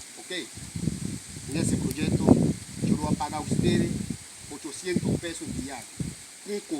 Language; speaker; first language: Spanish; non-native, local second language; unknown